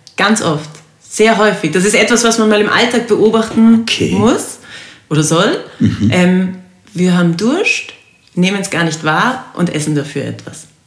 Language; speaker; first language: German; native; German